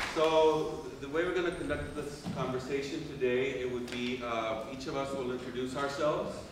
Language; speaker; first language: English; non-native, fluent; Spanish